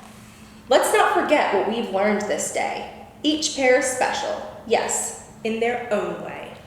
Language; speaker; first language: English; native; English